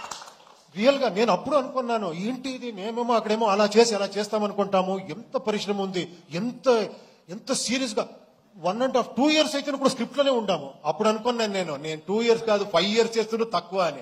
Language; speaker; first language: Telugu; non-native, local second language; Kannada